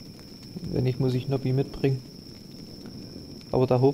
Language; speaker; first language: German; native; German